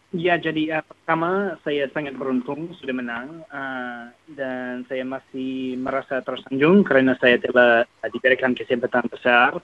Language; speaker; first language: Indonesian; non-native, learner; English